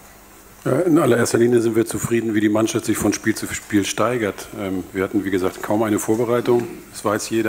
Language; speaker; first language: German; native; German